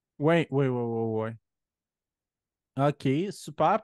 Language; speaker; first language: French; native; French